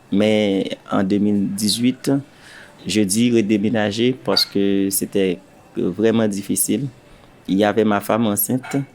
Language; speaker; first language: French; non-native, local second language; Haitian Creole